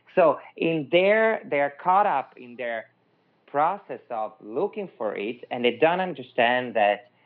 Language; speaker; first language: English; non-native, fluent; Italian